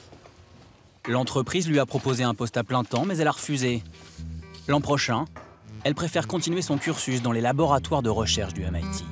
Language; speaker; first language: French; native; French